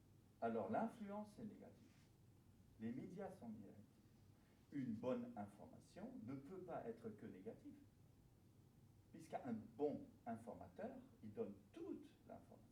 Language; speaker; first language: French; non-native, fluent; German